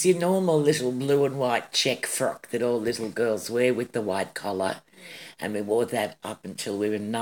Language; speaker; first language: English; native; English